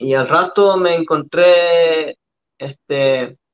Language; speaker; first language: Spanish; early bilingual, other home language; English